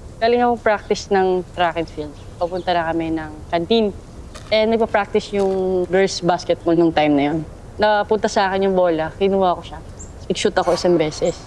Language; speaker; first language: Filipino; native; Filipino